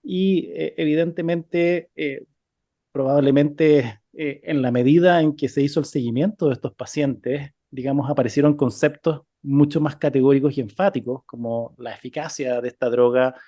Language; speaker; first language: Spanish; native; Spanish